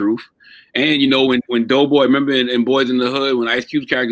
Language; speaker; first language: English; native; English